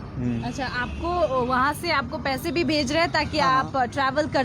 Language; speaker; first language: Hindi; native; Hindi